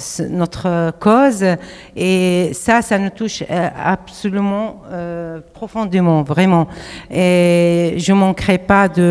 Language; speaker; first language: French; non-native, fluent; Arabic